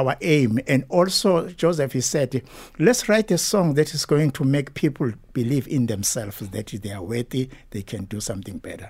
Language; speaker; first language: English; non-native, local second language; Zulu